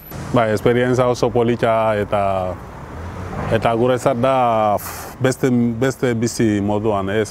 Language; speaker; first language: Basque; non-native, learner; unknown